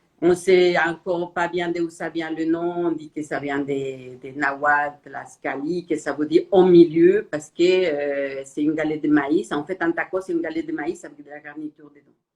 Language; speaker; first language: French; non-native, fluent; Spanish